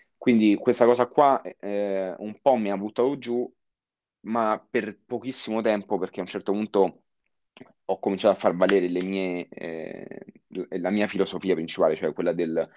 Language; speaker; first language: Italian; native; Italian